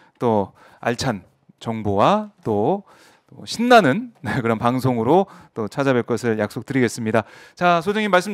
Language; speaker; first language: Korean; native; Korean